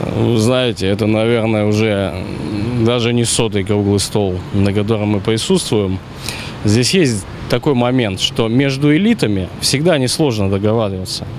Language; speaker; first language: Russian; native; Russian